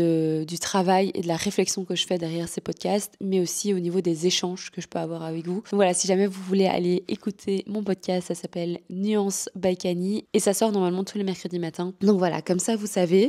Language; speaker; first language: French; native; French